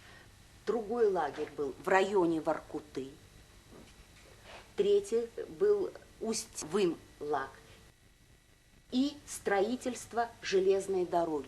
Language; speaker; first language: Russian; native; Russian